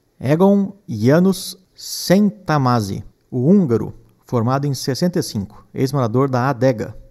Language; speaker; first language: Portuguese; native; Portuguese